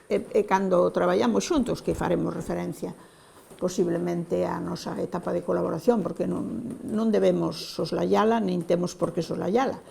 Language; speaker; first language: Galician; native; Galician